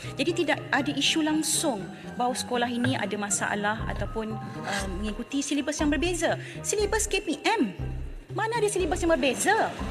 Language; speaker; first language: Malay; native; Malay